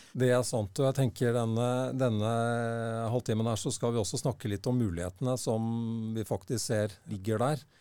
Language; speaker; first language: Norwegian; native; Norwegian